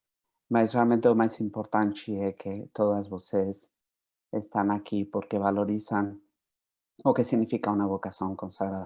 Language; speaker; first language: Portuguese; non-native, fluent; Spanish